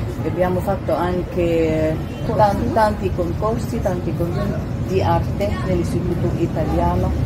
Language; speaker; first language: Italian; non-native, fluent; Arabic